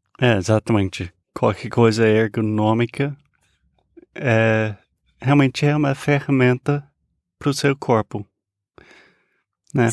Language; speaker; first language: Portuguese; non-native, fluent; English